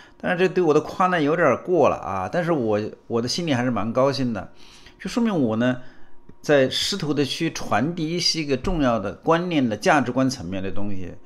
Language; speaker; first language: Chinese; native; Chinese